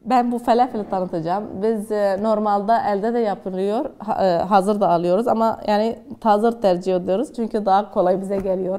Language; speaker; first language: Turkish; non-native, learner; Arabic